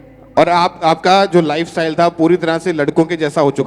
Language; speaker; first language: Hindi; native; Hindi